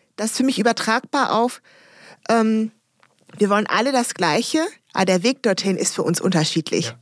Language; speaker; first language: German; early bilingual, other home language; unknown